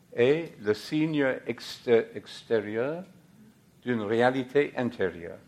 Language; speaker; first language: French; non-native, fluent; English